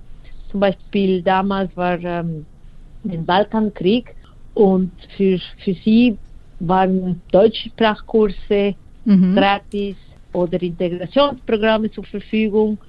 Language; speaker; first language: German; non-native, fluent; Spanish